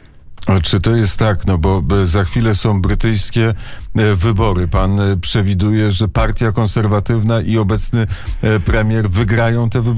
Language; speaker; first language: Polish; native; Polish